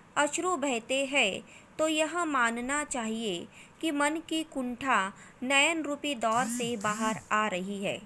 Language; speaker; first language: Hindi; non-native, local second language; Marathi